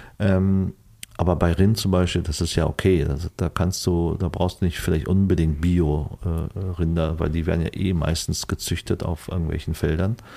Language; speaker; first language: German; early bilingual, other home language; Vietnamese